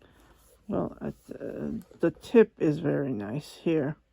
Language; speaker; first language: English; non-native, fluent; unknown